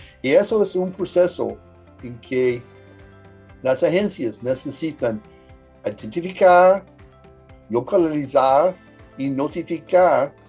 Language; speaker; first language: Spanish; early bilingual, heritage; English